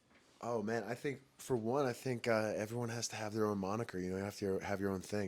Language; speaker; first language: English; native; English